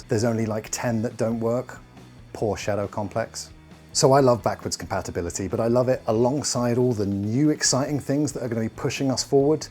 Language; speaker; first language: English; native; English